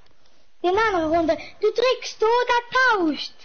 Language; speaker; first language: German; non-native, learner; Portuguese